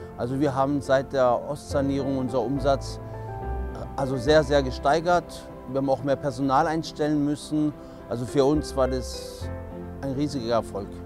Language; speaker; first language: German; non-native, fluent; Spanish